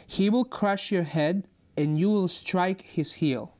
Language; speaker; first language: English; non-native, fluent; Croatian